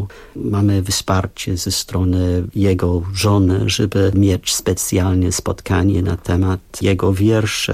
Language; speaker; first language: Polish; non-native, fluent; English